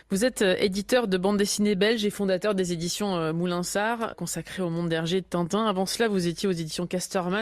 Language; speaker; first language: French; native; French